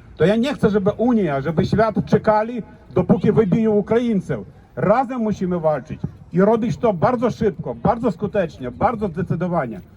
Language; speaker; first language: Polish; non-native, fluent; Ukrainian